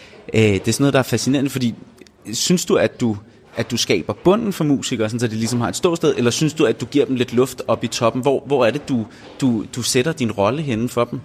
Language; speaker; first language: Danish; native; Danish